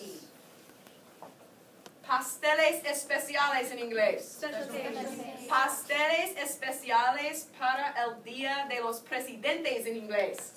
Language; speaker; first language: Spanish; non-native, fluent; English